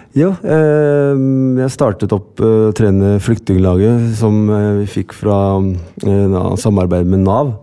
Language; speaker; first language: Norwegian; non-native, fluent; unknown